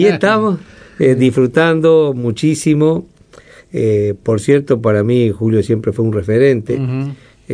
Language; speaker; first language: Spanish; native; Spanish